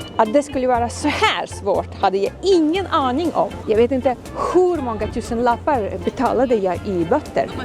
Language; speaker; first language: Swedish; non-native, fluent; Ukrainian